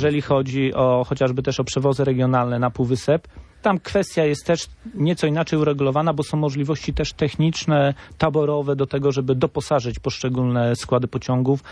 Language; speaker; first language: Polish; native; Polish